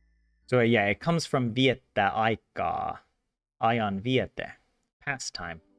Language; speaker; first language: Finnish; non-native, learner; English